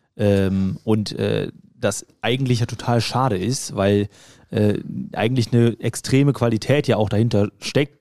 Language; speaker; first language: German; native; German